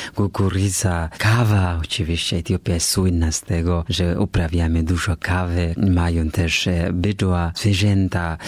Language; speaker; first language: Polish; non-native, fluent; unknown